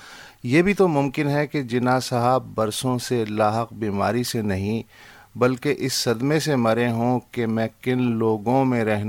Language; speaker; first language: Urdu; native; Urdu